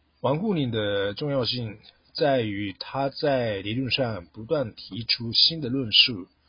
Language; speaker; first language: Chinese; non-native, fluent; Japanese